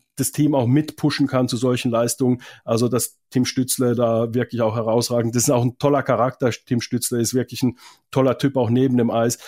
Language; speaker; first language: German; non-native, fluent; Finnish